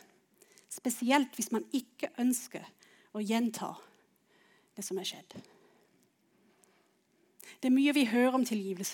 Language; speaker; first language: Norwegian; non-native, fluent; English